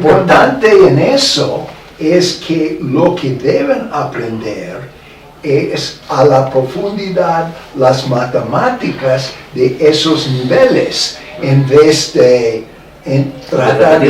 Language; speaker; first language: Spanish; non-native, fluent; English